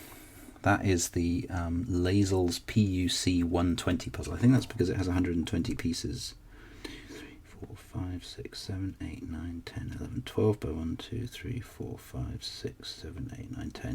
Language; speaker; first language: English; native; English